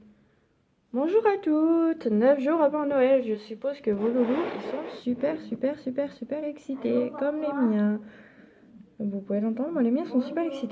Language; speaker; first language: French; native; French